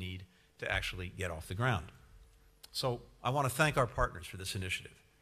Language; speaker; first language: English; native; English